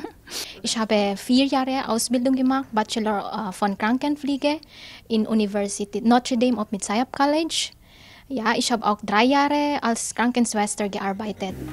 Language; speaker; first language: German; non-native, learner; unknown